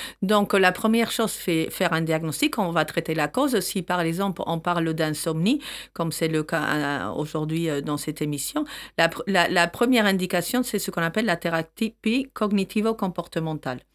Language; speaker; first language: French; non-native, fluent; Spanish